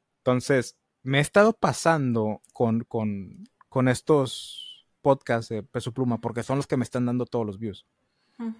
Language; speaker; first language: Spanish; early bilingual, heritage; Spanish